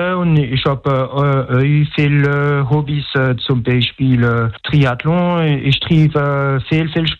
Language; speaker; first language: German; non-native, local second language; French